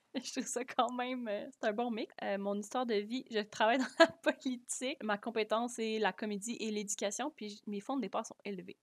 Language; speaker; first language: French; native; French